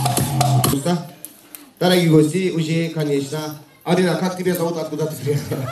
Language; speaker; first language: Russian; non-native, learner; Turkish